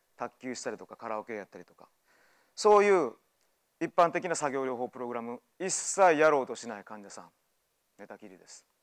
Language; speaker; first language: Japanese; native; Japanese